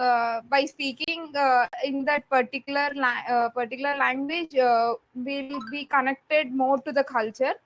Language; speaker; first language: English; non-native, learner; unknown